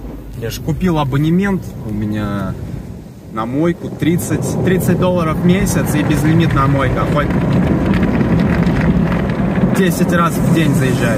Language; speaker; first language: Russian; native; Russian